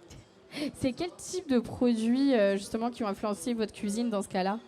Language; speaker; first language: French; native; French